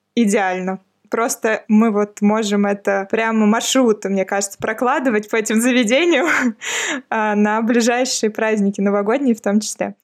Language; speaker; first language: Russian; native; Russian